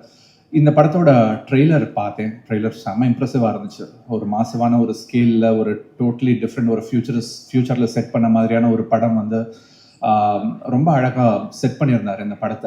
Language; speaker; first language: Tamil; native; Tamil